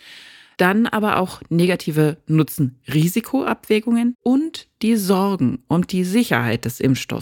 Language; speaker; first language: German; native; German